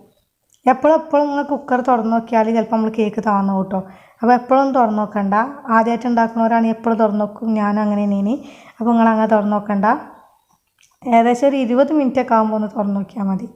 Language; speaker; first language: Malayalam; native; Malayalam